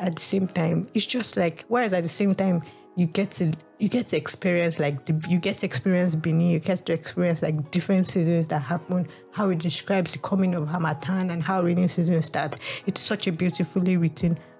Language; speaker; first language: English; non-native, local second language; Yoruba